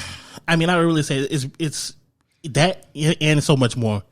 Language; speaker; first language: English; native; English